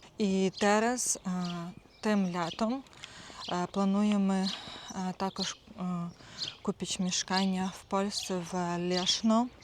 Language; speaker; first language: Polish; non-native, fluent; Ukrainian